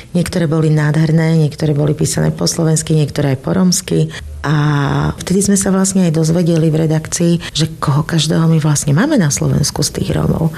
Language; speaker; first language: Slovak; native; Slovak